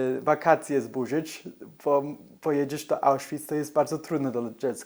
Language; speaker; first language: Polish; early bilingual, heritage; English